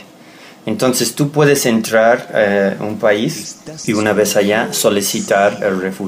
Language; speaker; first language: Spanish; non-native, fluent; English